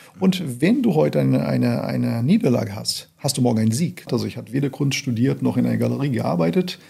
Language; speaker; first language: German; non-native, fluent; Portuguese